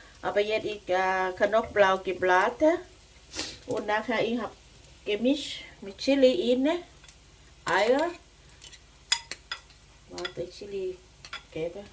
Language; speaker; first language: German; non-native, learner; Thai